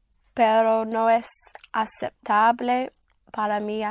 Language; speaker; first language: Spanish; non-native, learner; English